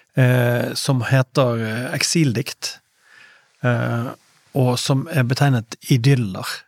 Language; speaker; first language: Norwegian; native; Norwegian